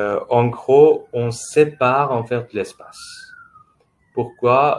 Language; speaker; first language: French; non-native, fluent; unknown